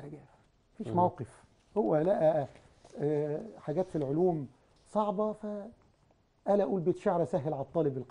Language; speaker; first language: Arabic; native; Arabic